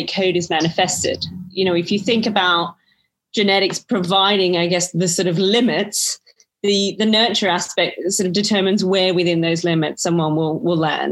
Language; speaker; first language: English; native; English